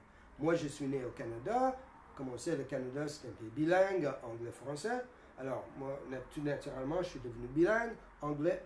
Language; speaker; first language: French; non-native, fluent; English